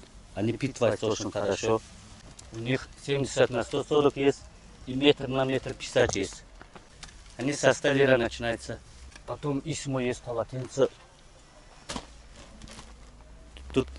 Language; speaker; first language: Russian; non-native, learner; Turkish